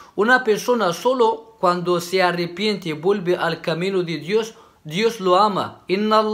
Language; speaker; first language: Spanish; non-native, fluent; Arabic